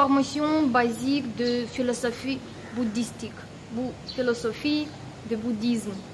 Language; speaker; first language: French; non-native, fluent; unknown